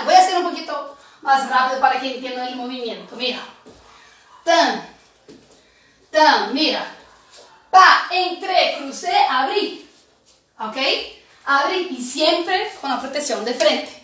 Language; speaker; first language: Spanish; non-native, fluent; Portuguese